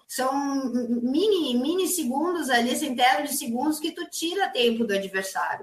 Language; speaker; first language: Portuguese; native; Portuguese